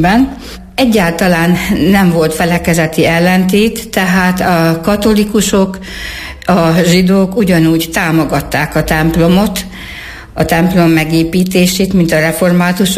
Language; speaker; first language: Hungarian; native; Hungarian